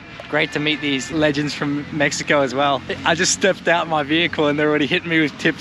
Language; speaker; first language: English; native; English